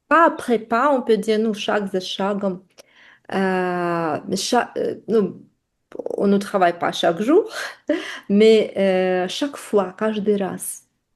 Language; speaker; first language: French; non-native, fluent; Russian